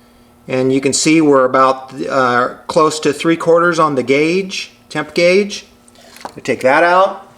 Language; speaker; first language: English; native; English